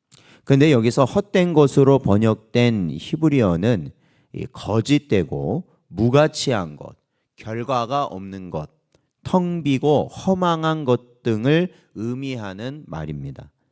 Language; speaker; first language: Korean; native; Korean